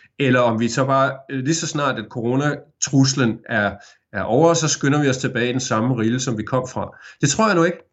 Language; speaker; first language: Danish; native; Danish